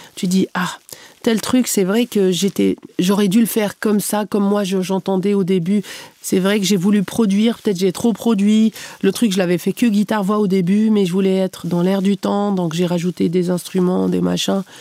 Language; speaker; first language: French; non-native, local second language; Arabic